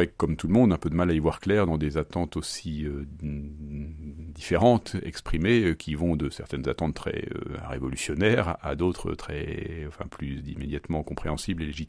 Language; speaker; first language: French; native; French